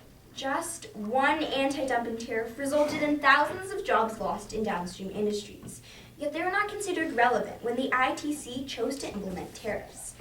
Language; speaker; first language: English; native; English